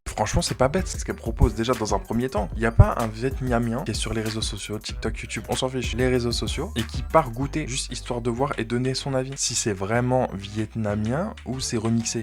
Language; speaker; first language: French; native; French